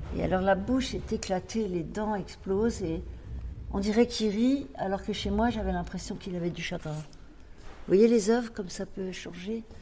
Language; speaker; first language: French; native; French